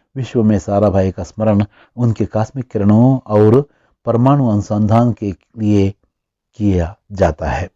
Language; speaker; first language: Hindi; non-native, local second language; Kannada